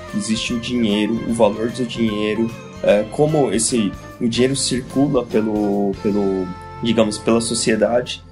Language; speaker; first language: Portuguese; non-native, fluent; Japanese